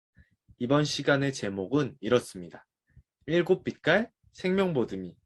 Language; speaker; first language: Korean; native; Korean